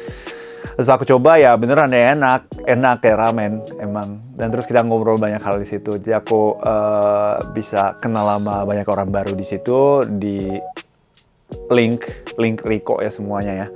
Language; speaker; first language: Indonesian; non-native, fluent; Japanese